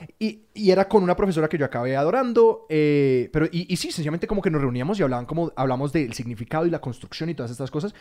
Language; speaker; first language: Spanish; native; Spanish